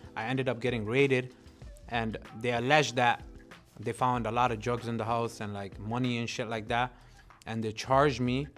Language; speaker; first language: English; non-native, fluent; Punjabi